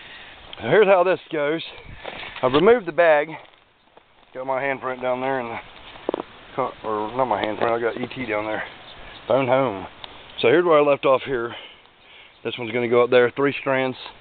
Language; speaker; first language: English; native; English